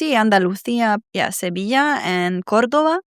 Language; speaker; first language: Spanish; non-native, fluent; Serbian